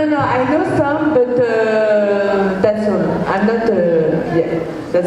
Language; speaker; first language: English; non-native, fluent; French